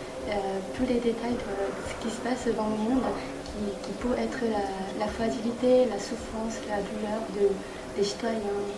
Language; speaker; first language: French; non-native, fluent; Korean